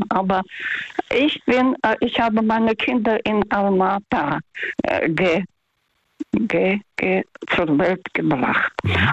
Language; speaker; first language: German; non-native, fluent; Russian